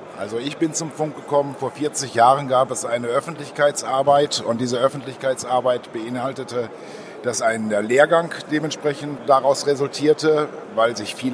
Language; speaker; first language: German; native; German